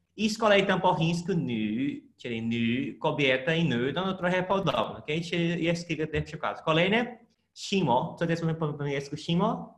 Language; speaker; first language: Polish; non-native, fluent; Portuguese